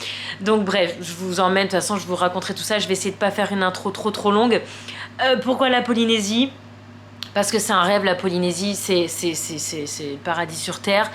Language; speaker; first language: French; native; French